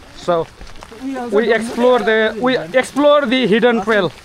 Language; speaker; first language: English; non-native, local second language; Nepali